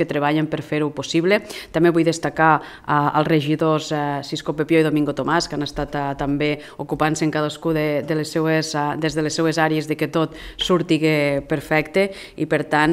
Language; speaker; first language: Catalan; native; Catalan